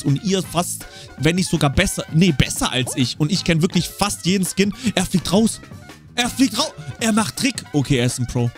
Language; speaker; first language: German; native; German